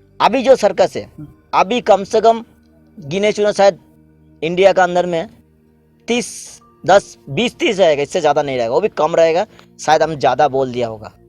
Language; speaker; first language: Hindi; non-native, local second language; Bangla